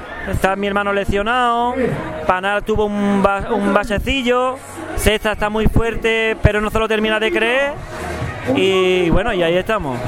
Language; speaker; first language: Spanish; native; Spanish